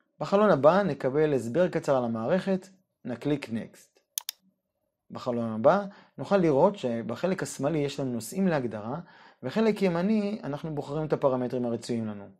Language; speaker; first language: Hebrew; native; Hebrew